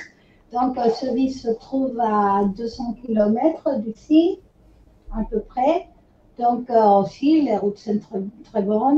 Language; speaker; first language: French; non-native, fluent; Spanish